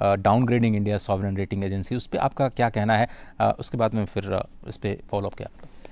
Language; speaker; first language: Hindi; native; Hindi